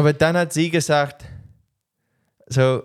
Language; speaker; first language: German; non-native, learner; English